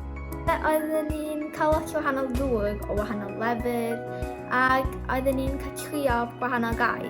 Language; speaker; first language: Welsh; native; Welsh